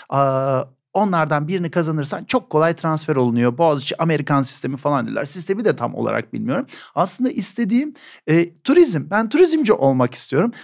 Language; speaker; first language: Turkish; native; Turkish